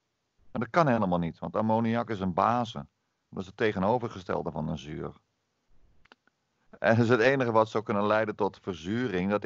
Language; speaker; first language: Dutch; native; Dutch